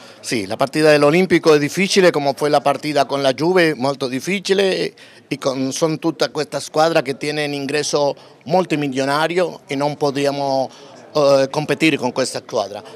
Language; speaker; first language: Italian; non-native, learner; Spanish